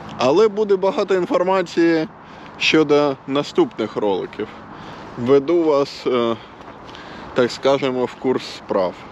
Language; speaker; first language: Ukrainian; non-native, local second language; Russian